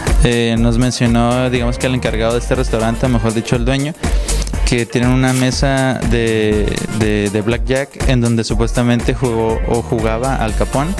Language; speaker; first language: Spanish; native; Spanish